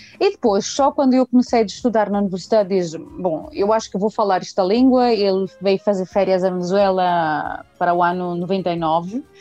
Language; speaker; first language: Portuguese; early bilingual, heritage; Portuguese